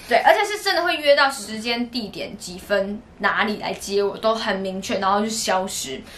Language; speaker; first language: Chinese; native; Chinese